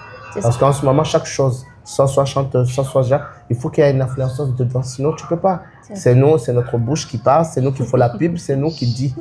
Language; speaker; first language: French; non-native, local second language; Ngazidja Comorian